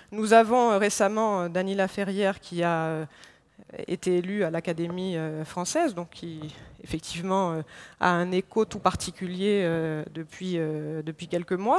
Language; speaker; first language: French; non-native, local second language; Haitian Creole